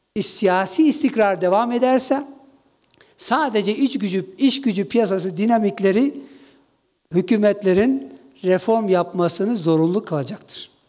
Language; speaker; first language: Turkish; non-native, local second language; Kurdish